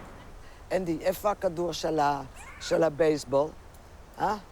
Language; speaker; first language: Hebrew; non-native, fluent; Dutch